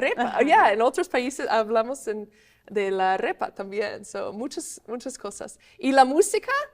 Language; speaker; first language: Spanish; non-native, fluent; English